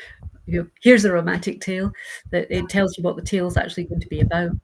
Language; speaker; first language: English; native; English